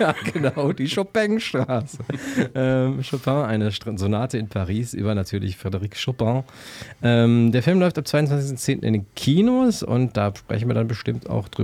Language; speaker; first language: German; native; German